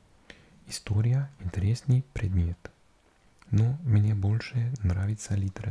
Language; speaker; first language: Russian; non-native, learner; English